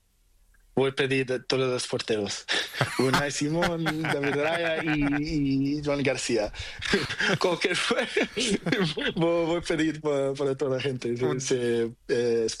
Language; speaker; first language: Spanish; non-native, learner; Portuguese